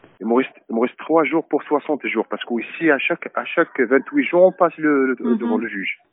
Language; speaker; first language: French; non-native, learner; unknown